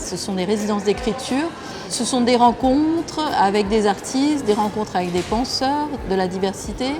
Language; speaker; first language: French; native; French